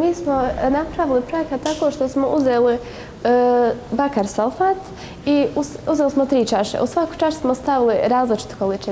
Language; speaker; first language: Bosnian; native; Bosnian